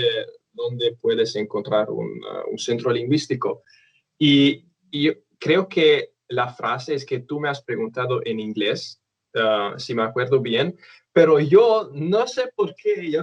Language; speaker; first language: Spanish; non-native, fluent; Romanian